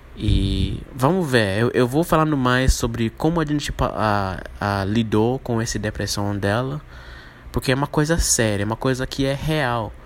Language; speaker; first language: Portuguese; non-native, fluent; English